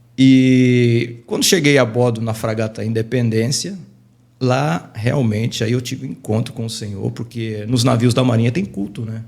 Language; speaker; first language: Portuguese; native; Portuguese